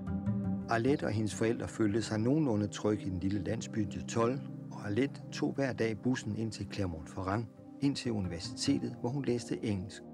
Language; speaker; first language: Danish; native; Danish